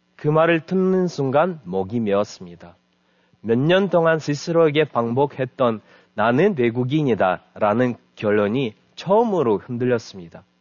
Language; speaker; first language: Korean; non-native, fluent; Russian